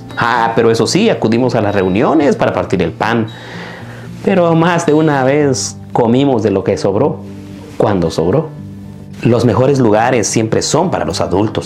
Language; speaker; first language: Spanish; native; Spanish